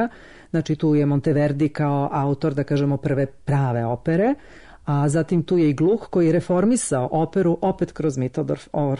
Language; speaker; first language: Serbian; native; Serbian